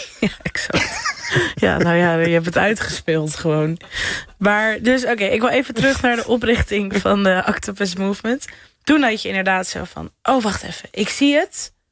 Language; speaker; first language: Dutch; native; Dutch